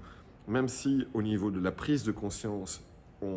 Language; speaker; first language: French; native; French